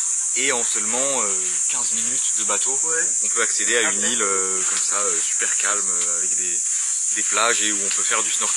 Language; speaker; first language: French; native; French